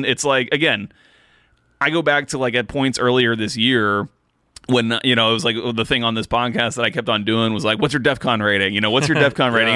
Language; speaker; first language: English; native; English